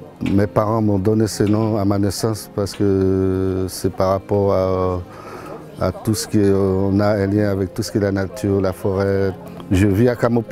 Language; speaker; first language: French; non-native, local second language; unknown